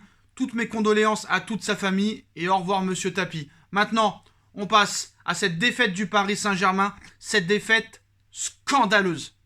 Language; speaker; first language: French; native; French